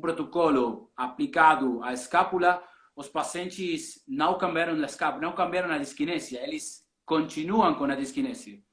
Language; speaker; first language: Portuguese; non-native, learner; Spanish